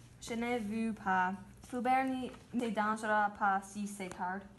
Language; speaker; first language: French; non-native, learner; English